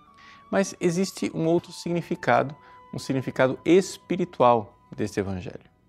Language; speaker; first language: Portuguese; native; Portuguese